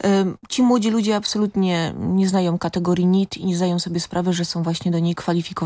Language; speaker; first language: Polish; native; Polish